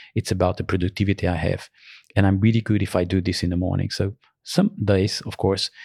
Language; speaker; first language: English; early bilingual, other home language; Portuguese